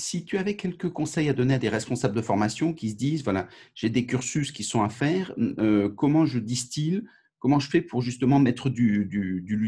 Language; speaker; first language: French; native; French